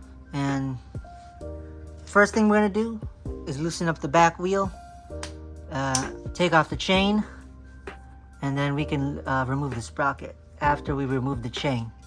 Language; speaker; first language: English; native; English